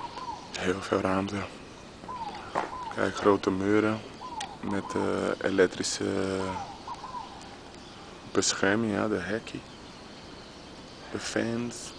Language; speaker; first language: Dutch; non-native, fluent; Portuguese